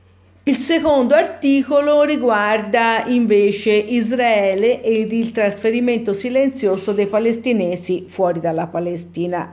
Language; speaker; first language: Italian; native; Italian